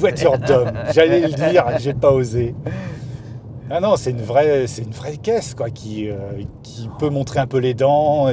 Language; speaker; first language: French; native; French